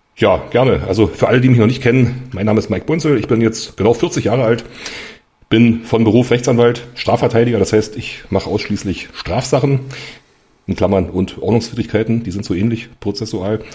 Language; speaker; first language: German; native; German